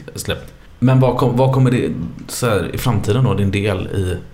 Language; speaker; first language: Swedish; native; Swedish